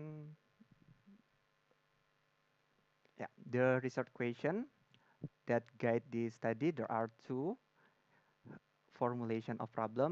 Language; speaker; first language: English; non-native, learner; Indonesian